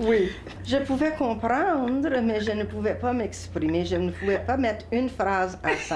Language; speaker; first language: French; early bilingual, heritage; French